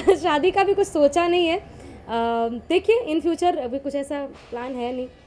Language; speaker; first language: Hindi; native; Hindi